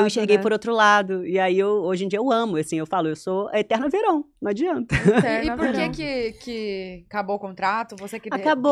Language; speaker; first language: Portuguese; native; Portuguese